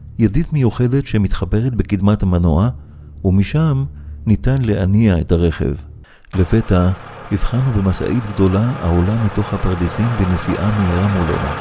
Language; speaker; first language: Hebrew; native; Hebrew